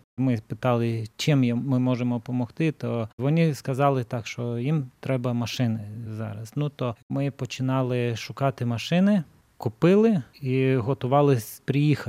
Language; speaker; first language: Ukrainian; non-native, learner; Lithuanian